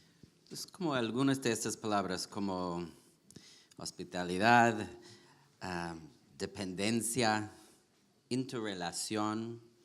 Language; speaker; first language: Spanish; non-native, learner; English